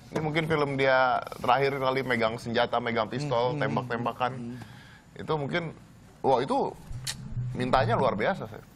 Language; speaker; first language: Indonesian; native; Indonesian